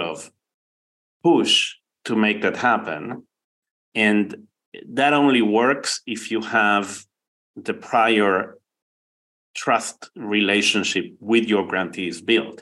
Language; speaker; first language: English; non-native, fluent; Spanish